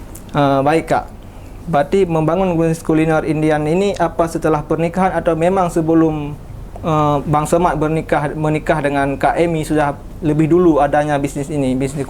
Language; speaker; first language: Indonesian; native; Indonesian